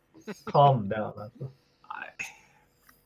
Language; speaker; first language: Swedish; early bilingual, heritage; Swedish